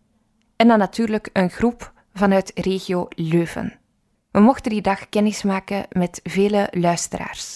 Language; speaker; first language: Dutch; native; Dutch